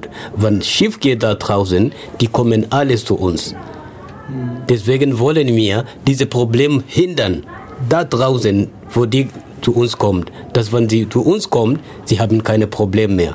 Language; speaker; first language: German; non-native, fluent; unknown